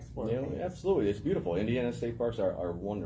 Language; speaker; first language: English; native; English